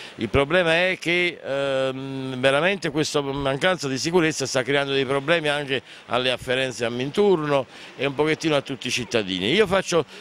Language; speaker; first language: Italian; native; Italian